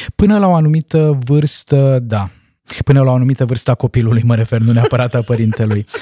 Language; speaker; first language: Romanian; non-native, local second language; Hungarian